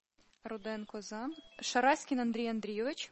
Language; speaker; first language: Ukrainian; native; Ukrainian